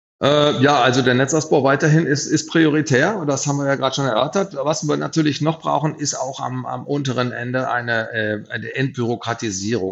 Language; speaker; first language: German; native; German